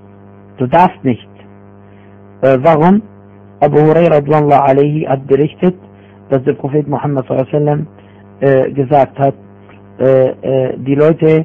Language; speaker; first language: German; non-native, fluent; Arabic